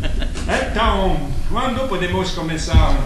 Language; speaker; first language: Portuguese; non-native, fluent; French